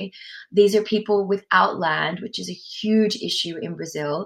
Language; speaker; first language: English; native; English